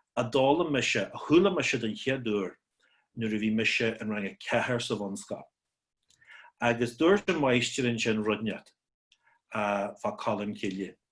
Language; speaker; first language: Irish; native; Irish